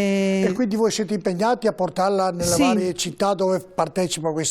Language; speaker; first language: Italian; native; Italian